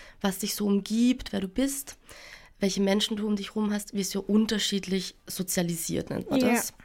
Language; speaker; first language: German; native; German